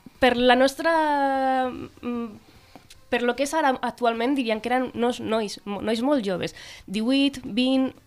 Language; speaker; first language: Catalan; non-native, local second language; Spanish